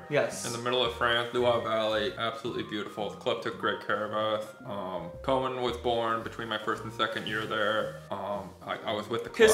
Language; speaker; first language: English; native; English